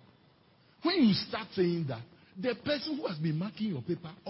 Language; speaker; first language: English; non-native, local second language; Ewe